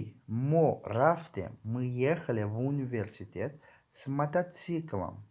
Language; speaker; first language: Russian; non-native, learner; Tajik